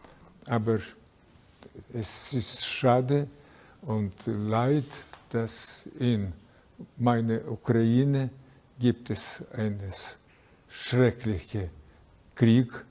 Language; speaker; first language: German; non-native, learner; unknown